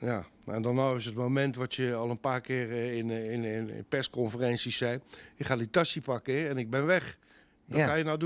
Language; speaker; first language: Dutch; native; Dutch